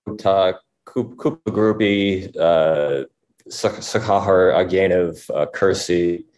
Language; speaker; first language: Irish; non-native, learner; English